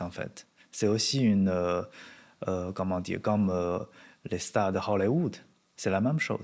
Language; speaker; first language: French; non-native, learner; Chinese